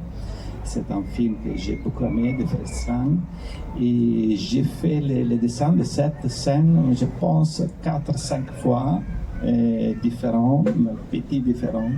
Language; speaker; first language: French; non-native, fluent; Italian